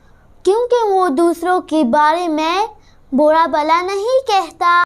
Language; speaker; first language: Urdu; early bilingual, heritage; Urdu